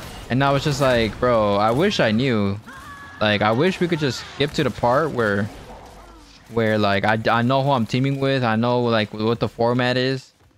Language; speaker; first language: English; early bilingual, other home language; Spanish